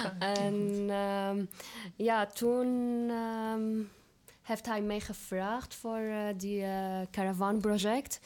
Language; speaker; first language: Dutch; non-native, fluent; Arabic